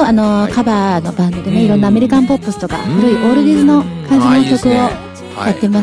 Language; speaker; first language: Japanese; native; Japanese